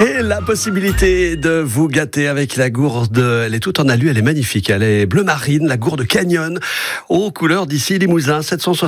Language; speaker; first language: French; native; French